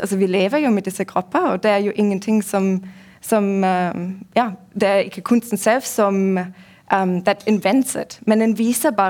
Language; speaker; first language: Norwegian; non-native, fluent; German